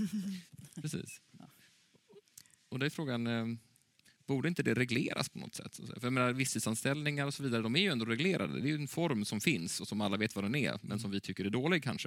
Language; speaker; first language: Swedish; native; Swedish